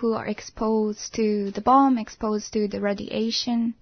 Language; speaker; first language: English; non-native, fluent; Japanese